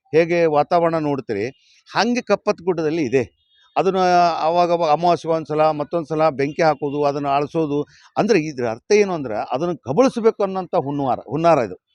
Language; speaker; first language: Kannada; native; Kannada